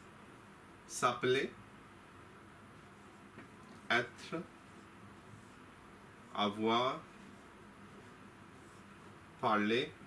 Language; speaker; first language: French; non-native, fluent; Hindi